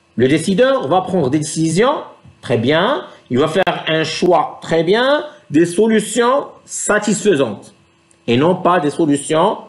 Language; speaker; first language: French; non-native, local second language; Arabic